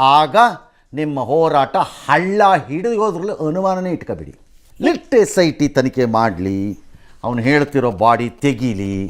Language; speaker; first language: Kannada; native; Kannada